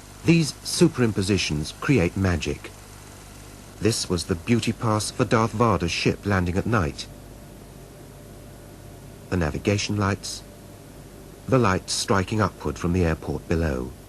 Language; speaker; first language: English; native; English